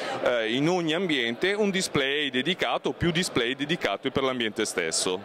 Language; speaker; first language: Italian; native; Italian